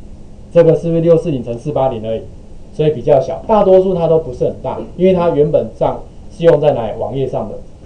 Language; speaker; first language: Chinese; native; Chinese